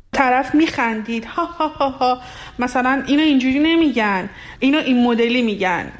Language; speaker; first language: Persian; non-native, local second language; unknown